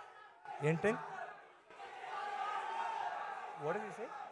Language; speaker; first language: Telugu; non-native, learner; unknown